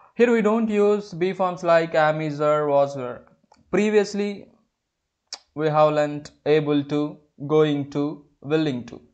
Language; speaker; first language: English; non-native, local second language; Telugu